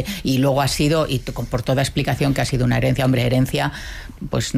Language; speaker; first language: Spanish; native; Spanish